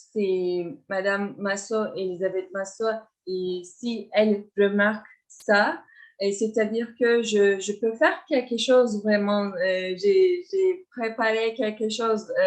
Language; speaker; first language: French; non-native, fluent; Turkish